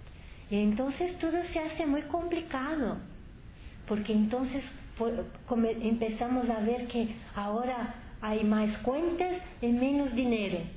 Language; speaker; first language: Spanish; non-native, fluent; Portuguese